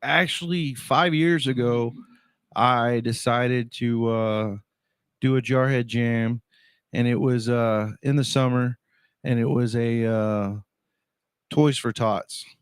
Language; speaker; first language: English; native; English